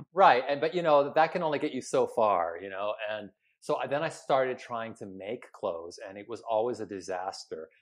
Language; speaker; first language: English; early bilingual, other home language; Spanish